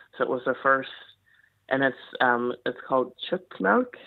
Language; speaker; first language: English; native; English